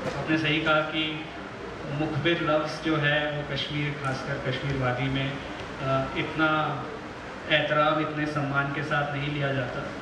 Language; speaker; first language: Hindi; native; Hindi